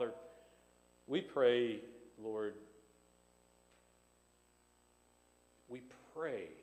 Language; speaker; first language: English; native; English